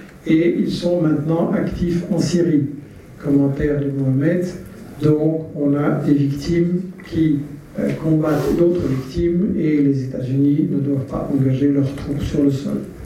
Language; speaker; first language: French; native; French